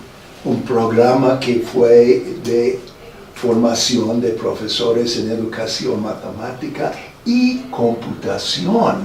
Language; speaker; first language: Spanish; non-native, fluent; English